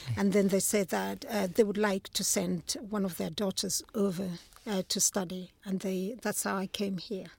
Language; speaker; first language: English; non-native, local second language; Igbo